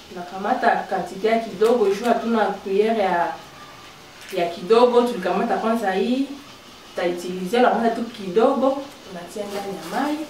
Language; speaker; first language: Swahili; native; Swahili